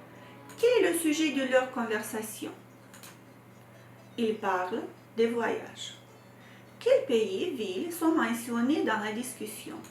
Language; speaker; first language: French; non-native, fluent; Romanian